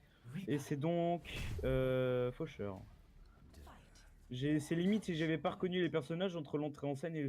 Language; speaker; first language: French; native; French